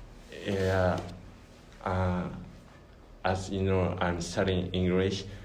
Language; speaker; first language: English; non-native, learner; Japanese